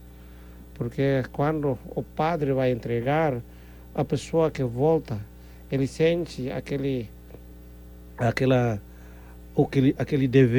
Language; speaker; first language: Portuguese; non-native, fluent; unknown